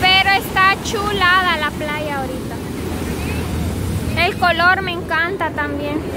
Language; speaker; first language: Spanish; native; Spanish